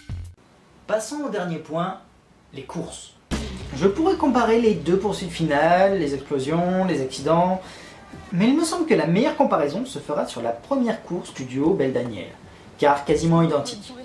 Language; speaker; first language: French; native; French